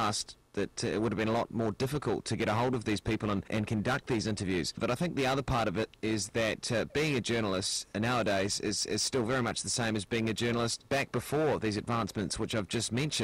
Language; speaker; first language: English; native; English